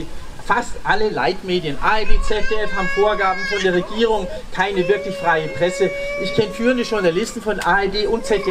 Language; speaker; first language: German; native; German